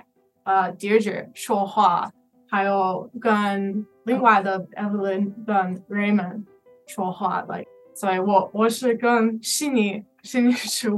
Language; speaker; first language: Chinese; non-native, learner; English